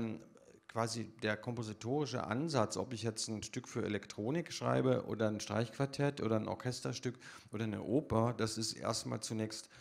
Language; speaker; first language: German; native; German